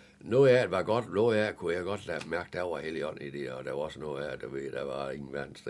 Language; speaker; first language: Danish; native; Danish